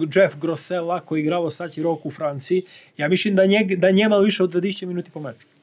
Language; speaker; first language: Polish; non-native, learner; Serbian